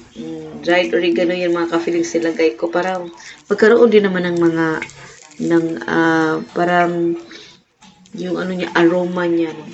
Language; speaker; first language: Filipino; non-native, local second language; Cebuano